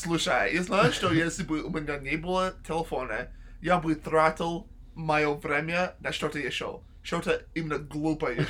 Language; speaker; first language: Russian; non-native, learner; English